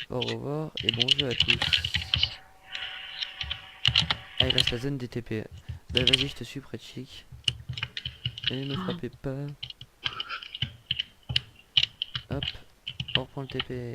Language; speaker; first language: French; native; French